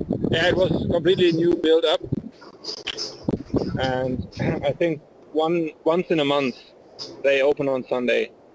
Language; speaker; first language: English; non-native, fluent; German